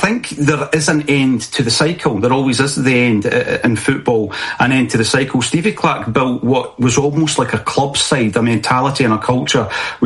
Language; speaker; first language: English; native; English